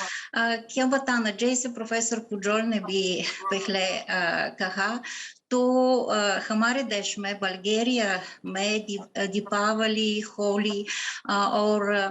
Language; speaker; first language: Hindi; non-native, fluent; Bulgarian